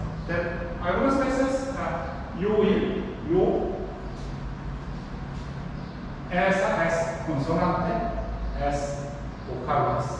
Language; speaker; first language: Spanish; non-native, learner; Korean